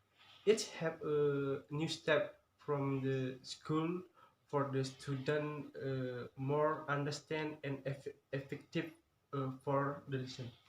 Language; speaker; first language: English; non-native, learner; Indonesian